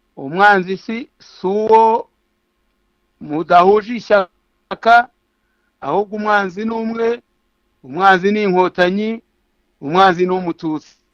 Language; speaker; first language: Kinyarwanda; native; Kinyarwanda